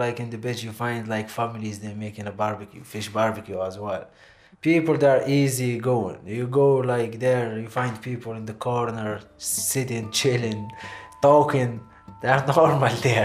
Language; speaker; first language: English; non-native, learner; Arabic